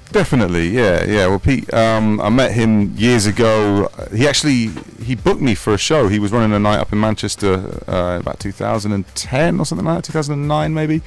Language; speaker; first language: English; native; English